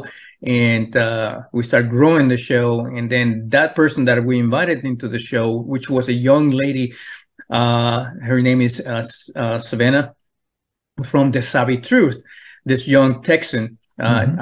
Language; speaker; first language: English; non-native, fluent; Spanish